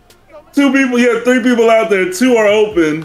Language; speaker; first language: English; native; English